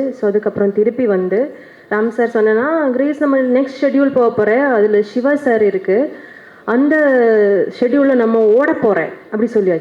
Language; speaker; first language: Tamil; non-native, learner; Malayalam